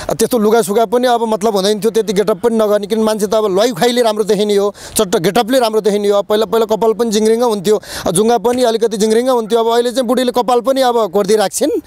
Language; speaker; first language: Nepali; native; Nepali